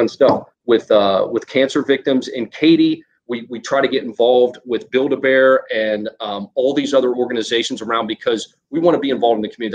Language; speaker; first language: English; native; English